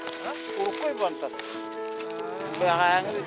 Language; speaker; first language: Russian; non-native, local second language; Yakut